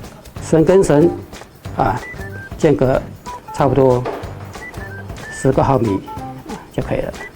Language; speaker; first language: Chinese; native; Chinese